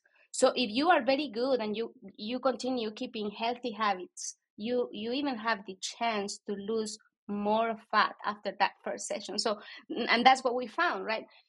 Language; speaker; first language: English; non-native, fluent; Spanish